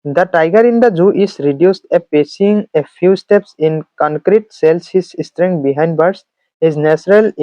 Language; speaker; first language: English; non-native, local second language; Assamese